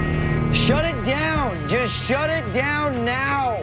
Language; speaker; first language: English; native; English